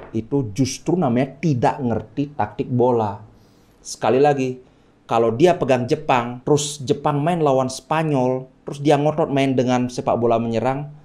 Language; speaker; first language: Indonesian; native; Indonesian